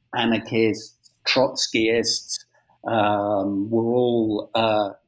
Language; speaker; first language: English; native; English